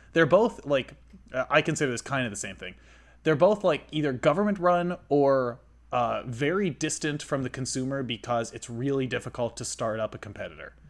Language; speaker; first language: English; native; English